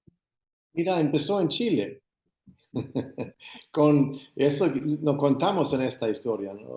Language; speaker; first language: Spanish; non-native, fluent; Swedish